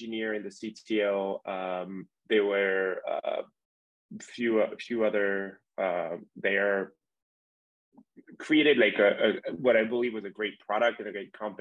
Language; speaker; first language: English; non-native, fluent; French